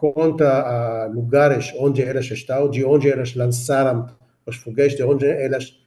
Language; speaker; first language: Portuguese; non-native, fluent; Hebrew